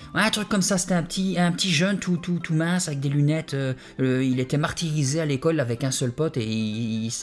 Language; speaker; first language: French; native; French